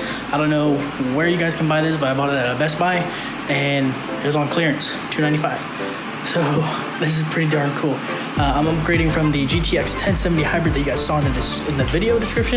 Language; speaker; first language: English; native; English